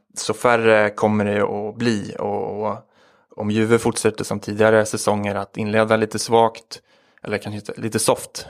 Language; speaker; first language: Swedish; native; Swedish